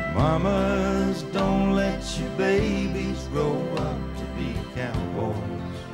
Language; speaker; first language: English; native; English